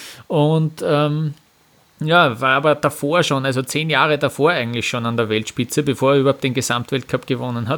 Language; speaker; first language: German; native; German